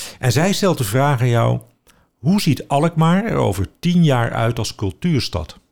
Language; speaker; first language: Dutch; native; Dutch